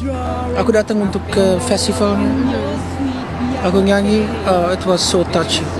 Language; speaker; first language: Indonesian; early bilingual, heritage; Dutch